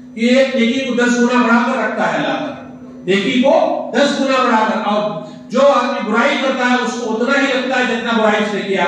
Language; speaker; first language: Urdu; native; Urdu